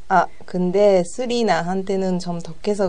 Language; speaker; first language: Korean; non-native, learner; Japanese